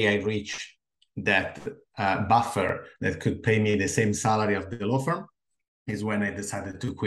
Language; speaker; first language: English; non-native, fluent; Italian